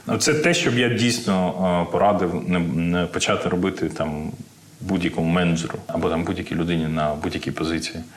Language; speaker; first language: Ukrainian; native; Ukrainian